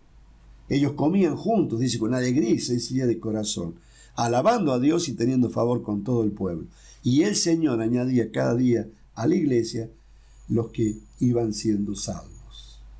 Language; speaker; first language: Spanish; native; Spanish